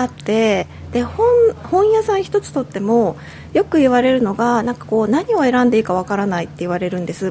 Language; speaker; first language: Japanese; native; Japanese